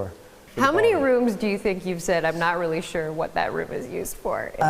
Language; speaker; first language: English; native; English